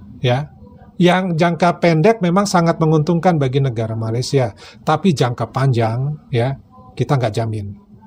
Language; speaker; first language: Indonesian; native; Indonesian